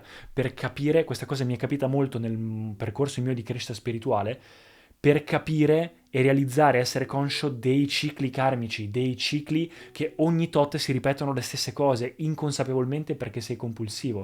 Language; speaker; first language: Italian; native; Italian